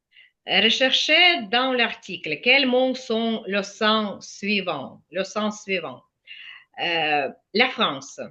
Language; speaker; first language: French; non-native, fluent; Ukrainian